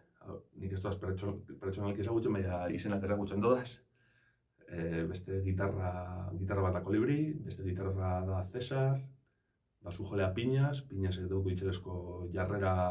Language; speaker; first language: Basque; native; Basque